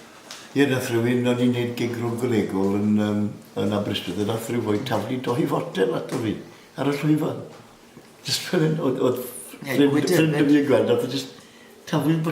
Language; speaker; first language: Welsh; native; Welsh